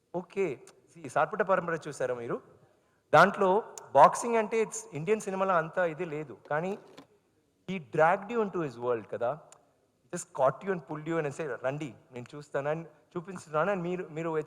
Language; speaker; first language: Telugu; non-native, learner; Tamil